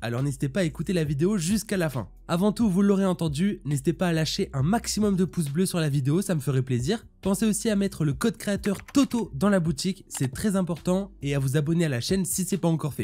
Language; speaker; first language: French; native; French